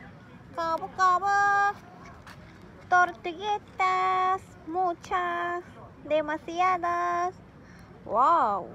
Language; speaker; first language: Spanish; non-native, fluent; Korean